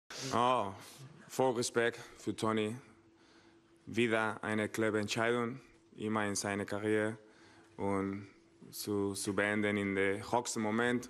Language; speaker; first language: German; non-native, learner; Spanish